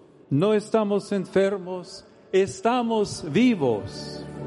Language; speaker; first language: Spanish; non-native, fluent; English